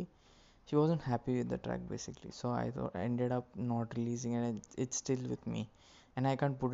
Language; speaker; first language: English; non-native, local second language; Marathi